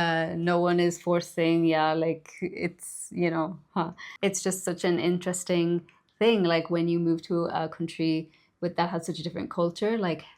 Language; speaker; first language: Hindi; non-native, learner; English